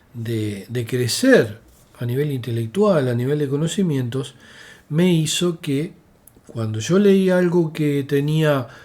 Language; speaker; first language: Spanish; native; Spanish